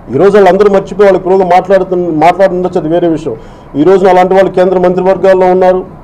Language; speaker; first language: Telugu; native; Telugu